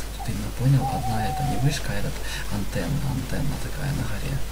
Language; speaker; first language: Russian; native; Russian